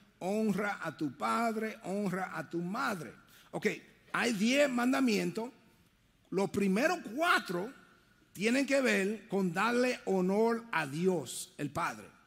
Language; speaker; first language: Spanish; early bilingual, heritage; Spanish